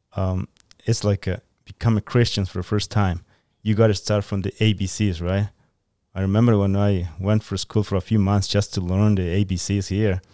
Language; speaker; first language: English; non-native, fluent; Spanish